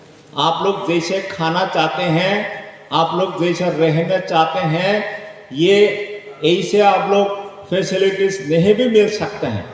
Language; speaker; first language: Hindi; non-native, local second language; Kok Borok